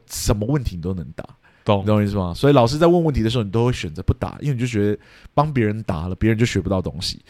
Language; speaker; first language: Chinese; early bilingual, heritage; Chinese